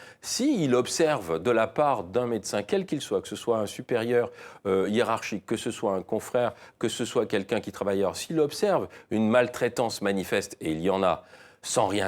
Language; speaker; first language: French; native; French